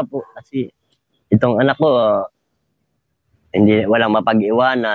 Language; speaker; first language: Filipino; native; Filipino